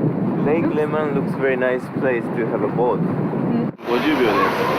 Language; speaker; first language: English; non-native, fluent; Japanese